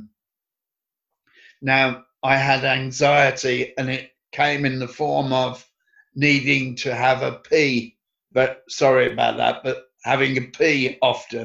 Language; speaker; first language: English; native; English